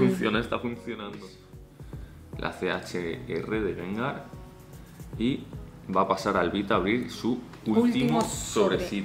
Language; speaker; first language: Spanish; native; Spanish